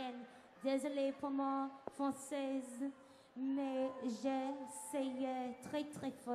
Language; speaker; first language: French; non-native, learner; English